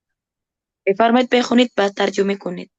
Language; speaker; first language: Persian; non-native, fluent; Indonesian